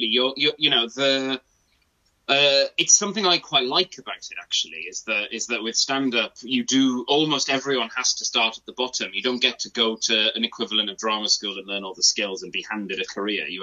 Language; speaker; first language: English; non-native, local second language; Welsh